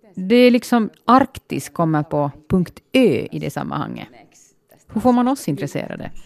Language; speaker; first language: Swedish; native; Swedish